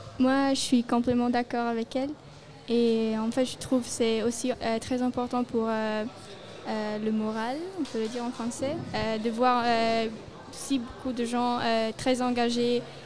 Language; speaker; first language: French; non-native, local second language; Italian